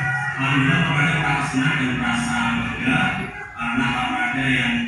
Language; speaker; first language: Indonesian; native; Indonesian